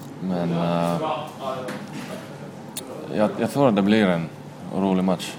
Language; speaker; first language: Swedish; non-native, fluent; Finnish